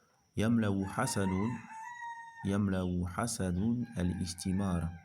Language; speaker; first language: Arabic; non-native, fluent; French